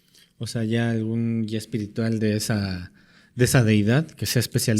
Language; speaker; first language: Spanish; native; Spanish